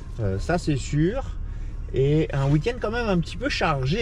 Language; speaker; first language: French; native; French